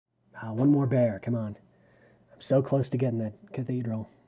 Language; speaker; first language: English; native; English